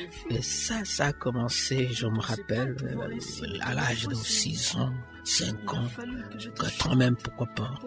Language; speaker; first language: French; non-native, local second language; Rundi